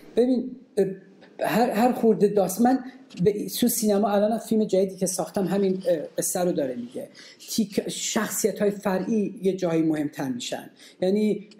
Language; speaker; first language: Persian; native; Persian